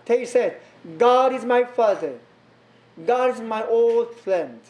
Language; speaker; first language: English; non-native, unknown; Korean